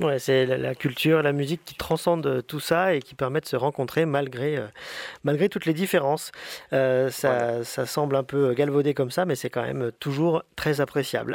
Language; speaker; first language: French; native; French